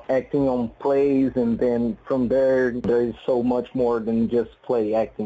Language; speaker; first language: English; non-native, fluent; Portuguese